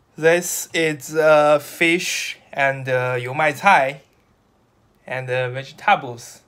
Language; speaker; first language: English; non-native, learner; Chinese